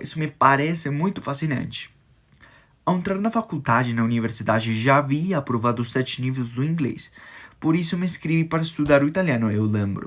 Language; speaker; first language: Portuguese; non-native, fluent; Spanish